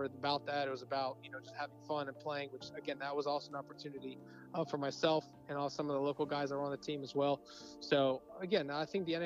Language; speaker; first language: English; native; English